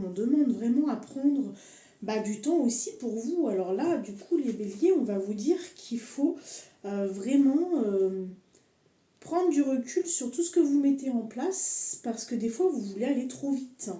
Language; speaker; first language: French; native; French